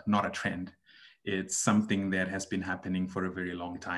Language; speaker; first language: English; non-native, local second language; Shona